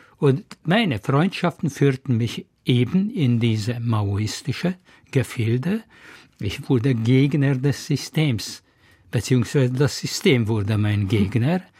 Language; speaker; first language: German; non-native, fluent; Hungarian